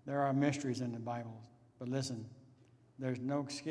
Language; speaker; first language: English; native; English